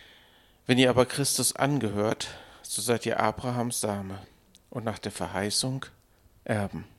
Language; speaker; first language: German; native; German